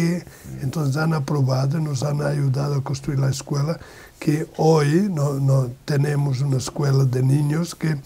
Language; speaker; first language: Spanish; non-native, learner; Portuguese